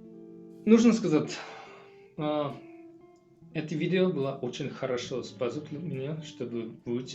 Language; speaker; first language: Russian; non-native, learner; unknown